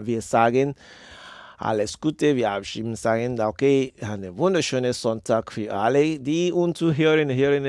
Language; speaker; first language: German; non-native, learner; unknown